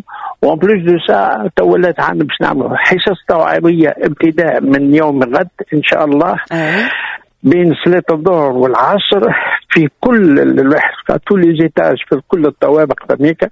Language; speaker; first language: Arabic; native; Arabic